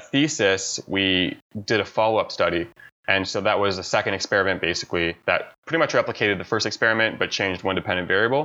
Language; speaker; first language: English; native; English